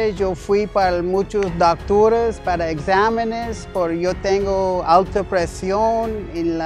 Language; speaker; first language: Spanish; non-native, learner; English